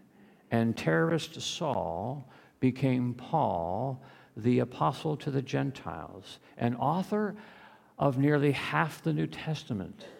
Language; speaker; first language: English; native; English